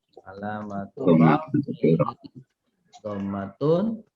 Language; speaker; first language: Arabic; non-native, fluent; Indonesian